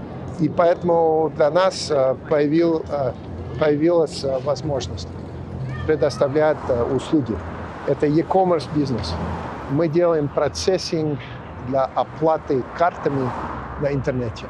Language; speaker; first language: Russian; non-native, fluent; English